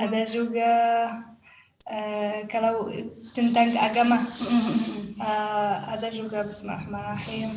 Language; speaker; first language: Indonesian; non-native, learner; Arabic